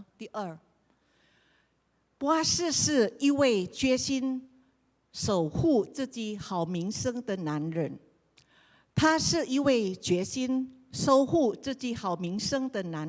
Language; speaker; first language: Chinese; non-native, learner; Indonesian